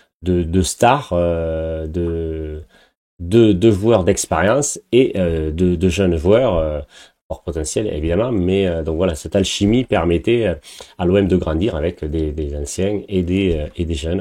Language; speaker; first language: French; native; French